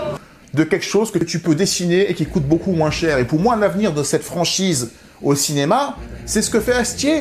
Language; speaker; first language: French; native; French